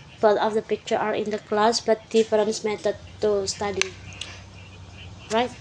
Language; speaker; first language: English; non-native, learner; Indonesian